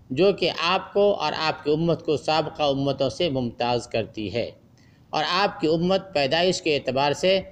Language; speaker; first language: Urdu; native; Urdu